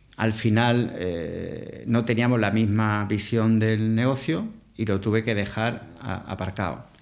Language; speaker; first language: Spanish; native; Spanish